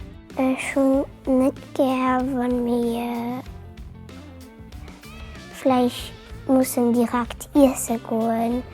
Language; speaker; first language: German; non-native, local second language; Luxembourgish